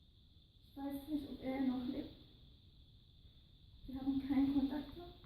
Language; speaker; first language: German; non-native, learner; Kurdish